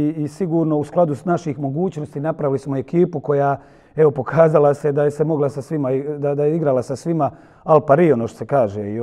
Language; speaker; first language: Croatian; native; Croatian